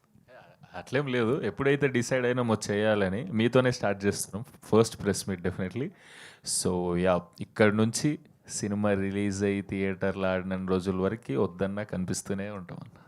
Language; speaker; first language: Telugu; native; Telugu